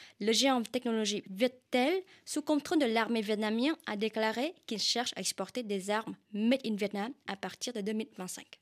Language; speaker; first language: French; non-native, fluent; Vietnamese